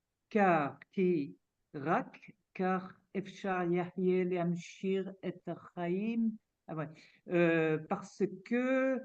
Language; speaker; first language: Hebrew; non-native, learner; French